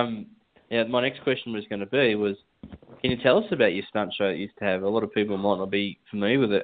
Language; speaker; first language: English; native; English